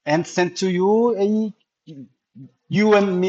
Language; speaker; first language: English; non-native, learner; Portuguese